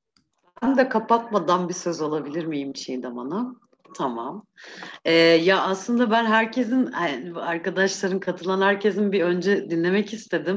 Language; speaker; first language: Turkish; native; Turkish